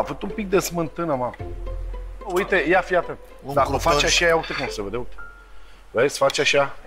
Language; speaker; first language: Romanian; native; Romanian